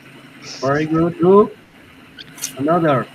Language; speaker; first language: English; non-native, learner; Spanish